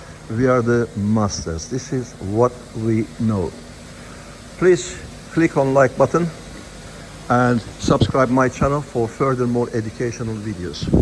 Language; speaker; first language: English; non-native, fluent; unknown